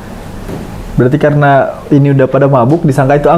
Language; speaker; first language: Indonesian; native; Indonesian